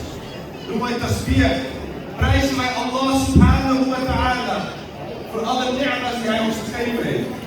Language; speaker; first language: Dutch; early bilingual, other home language; Indonesian